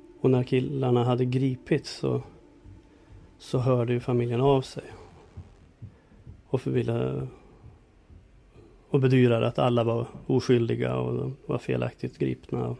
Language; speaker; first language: Swedish; native; Swedish